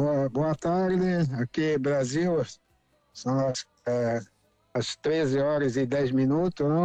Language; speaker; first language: Spanish; non-native, learner; Portuguese